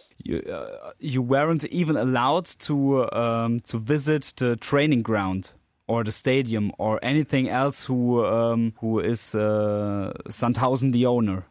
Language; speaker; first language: English; non-native, fluent; German